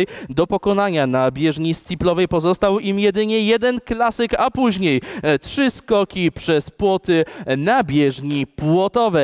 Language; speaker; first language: Polish; native; Polish